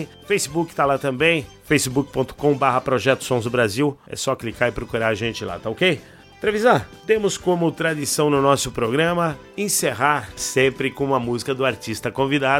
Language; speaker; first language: Portuguese; native; Portuguese